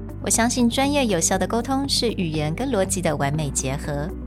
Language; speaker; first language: Chinese; native; Chinese